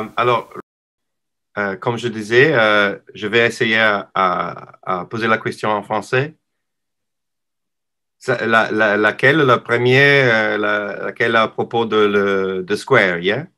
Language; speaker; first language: French; non-native, learner; English